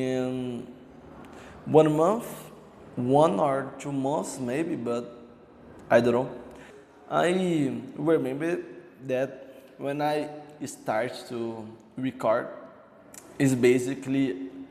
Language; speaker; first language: English; non-native, learner; Portuguese